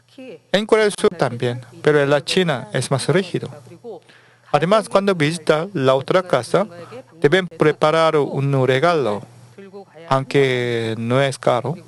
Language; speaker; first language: Spanish; non-native, learner; Korean